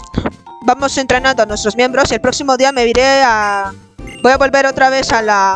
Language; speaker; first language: Spanish; native; Spanish